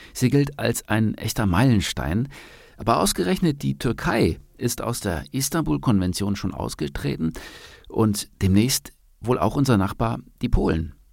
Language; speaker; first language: German; native; German